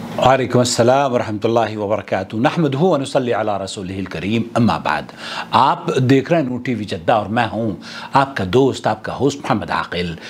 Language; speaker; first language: Urdu; native; Urdu